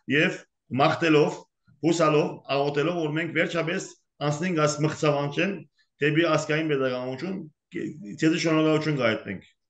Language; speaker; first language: Armenian; early bilingual, heritage; Armenian